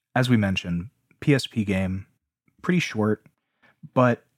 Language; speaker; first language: English; native; English